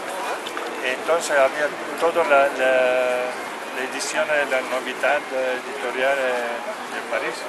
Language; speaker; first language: Spanish; non-native, learner; Italian